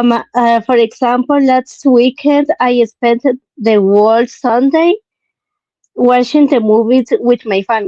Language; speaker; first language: English; non-native, learner; Spanish